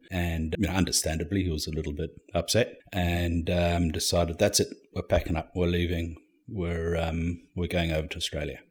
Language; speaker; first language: English; native; English